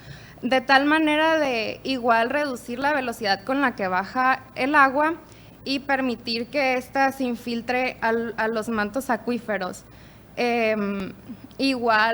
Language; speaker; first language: Spanish; native; Spanish